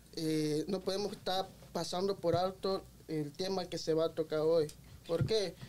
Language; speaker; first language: Spanish; early bilingual, heritage; Spanish